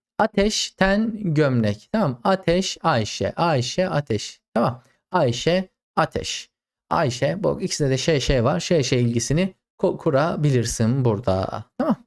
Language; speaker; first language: Turkish; native; Turkish